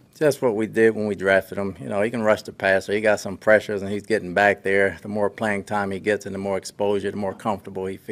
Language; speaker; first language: English; native; English